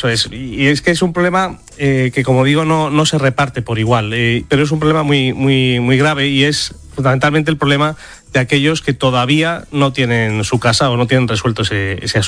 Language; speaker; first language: Spanish; native; Spanish